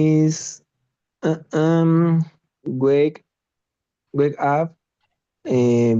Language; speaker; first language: English; non-native, learner; Spanish